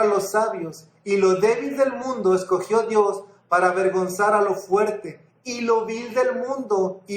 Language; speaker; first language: Spanish; native; Spanish